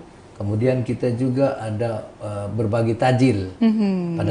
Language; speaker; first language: Indonesian; native; Indonesian